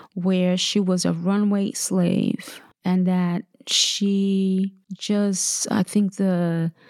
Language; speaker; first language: English; early bilingual, other home language; Portuguese